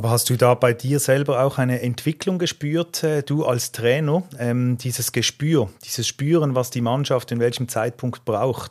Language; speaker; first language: German; native; German